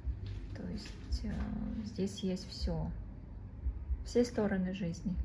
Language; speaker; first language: Russian; native; Russian